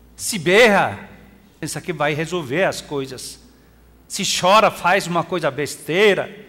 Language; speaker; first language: Portuguese; non-native, fluent; Korean